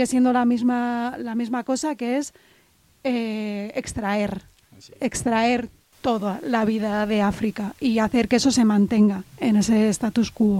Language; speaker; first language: Spanish; native; Spanish